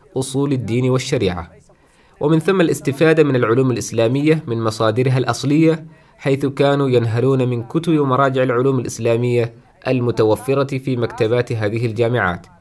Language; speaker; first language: Arabic; non-native, local second language; Somali